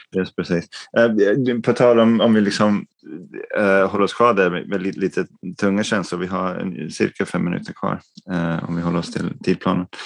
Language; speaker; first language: Swedish; non-native, fluent; English